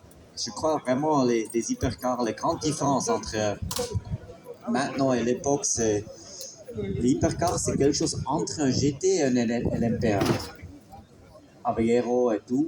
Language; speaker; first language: French; non-native, fluent; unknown